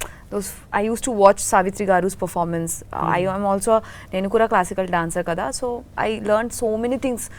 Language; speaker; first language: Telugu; non-native, learner; Bangla